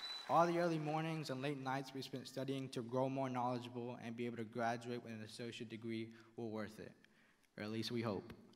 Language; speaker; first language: English; early bilingual, other home language; Spanish